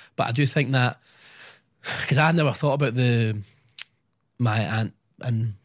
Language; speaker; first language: English; native; English